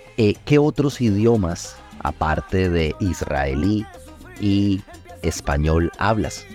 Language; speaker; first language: Spanish; native; Spanish